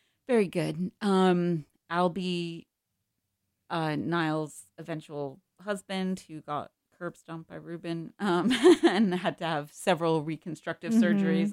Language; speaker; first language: English; native; English